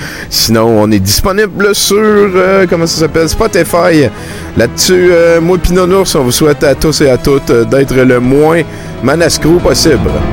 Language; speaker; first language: French; native; French